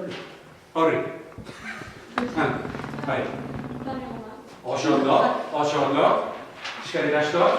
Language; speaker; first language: Basque; non-native, learner; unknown